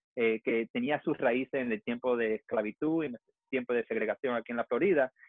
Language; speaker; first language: Spanish; early bilingual, heritage; Spanish